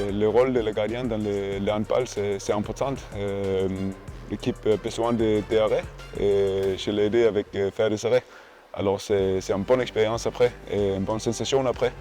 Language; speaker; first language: French; non-native, learner; Danish